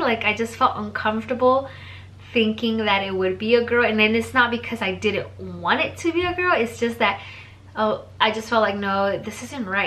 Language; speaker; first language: English; early bilingual, other home language; Spanish